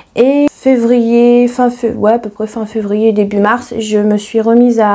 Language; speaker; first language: French; native; French